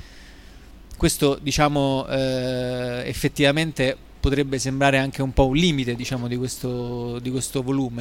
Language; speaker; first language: Italian; native; Italian